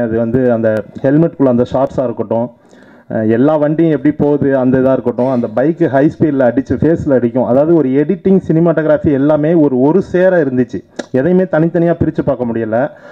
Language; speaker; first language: Tamil; native; Tamil